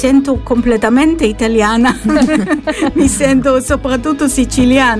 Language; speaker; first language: Italian; non-native, fluent; Hebrew